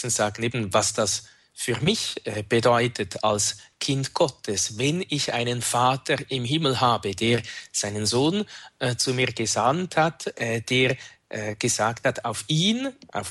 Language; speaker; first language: German; native; German